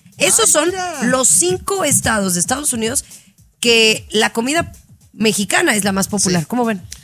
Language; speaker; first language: Spanish; native; Spanish